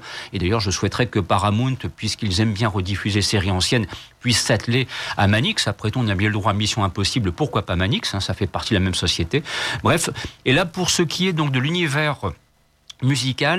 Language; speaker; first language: French; native; French